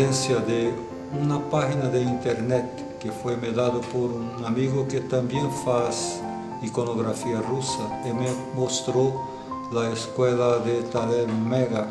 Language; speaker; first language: Spanish; non-native, learner; Portuguese